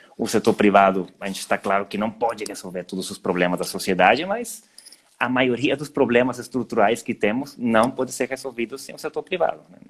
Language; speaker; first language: Portuguese; non-native, fluent; Spanish